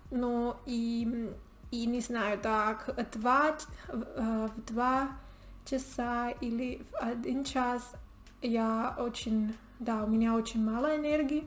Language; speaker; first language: Russian; non-native, learner; Spanish